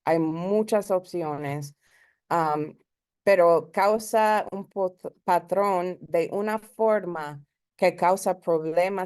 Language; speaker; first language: Spanish; early bilingual, heritage; Spanish